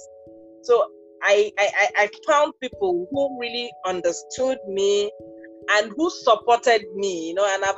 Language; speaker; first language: English; non-native, local second language; Ibibio